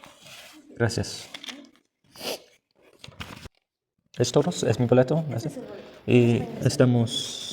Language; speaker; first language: Spanish; non-native, learner; English